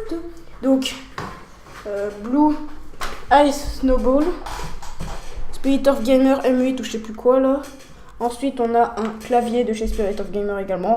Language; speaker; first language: French; native; French